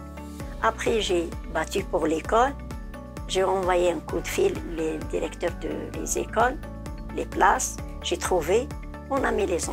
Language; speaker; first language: French; non-native, learner; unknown